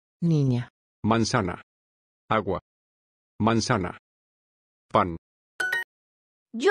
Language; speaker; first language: Spanish; non-native, learner; English